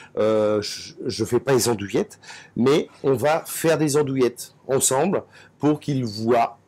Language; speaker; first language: French; native; French